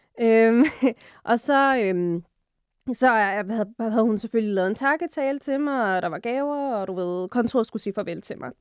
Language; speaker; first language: Danish; early bilingual, other home language; Arabic